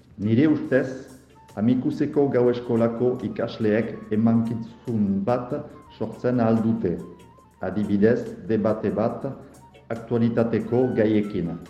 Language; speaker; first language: Basque; non-native, local second language; French